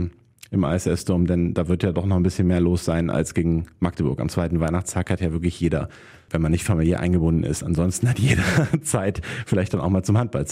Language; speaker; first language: German; native; German